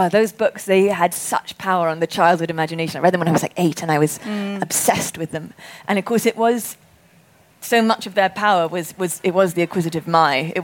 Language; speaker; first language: English; native; English